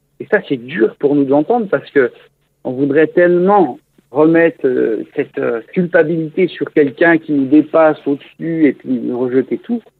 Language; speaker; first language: French; native; French